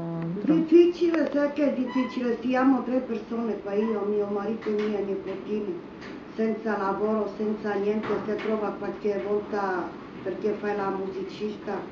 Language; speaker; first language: Italian; non-native, fluent; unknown